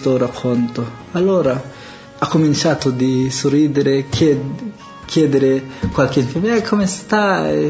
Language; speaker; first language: Italian; non-native, learner; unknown